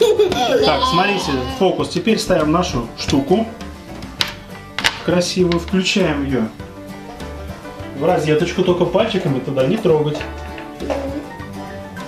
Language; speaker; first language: Russian; native; Russian